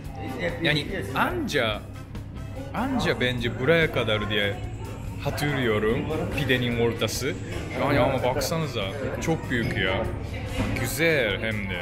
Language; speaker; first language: Turkish; non-native, fluent; Japanese